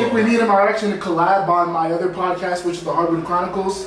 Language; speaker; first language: English; native; English